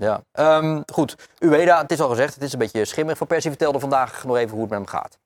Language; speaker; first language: Dutch; native; Dutch